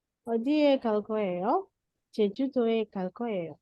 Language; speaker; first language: Korean; non-native, learner; Indonesian